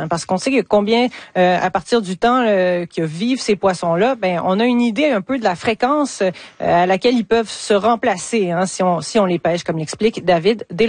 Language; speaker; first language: French; native; French